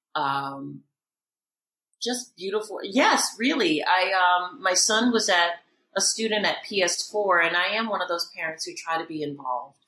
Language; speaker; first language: English; native; English